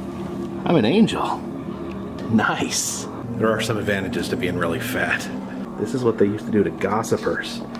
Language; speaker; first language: English; native; English